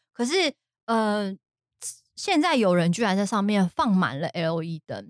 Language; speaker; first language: Chinese; non-native, fluent; Japanese